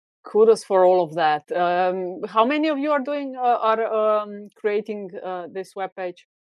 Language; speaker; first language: English; non-native, fluent; Slovenian